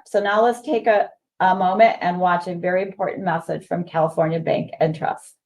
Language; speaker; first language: English; native; English